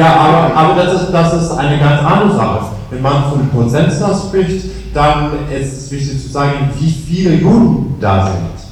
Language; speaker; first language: German; non-native, fluent; English